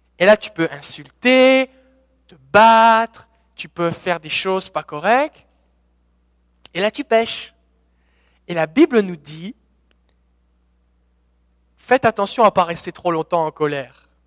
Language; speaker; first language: French; native; French